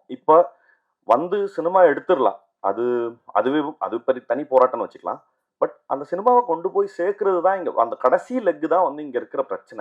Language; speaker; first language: Tamil; native; Tamil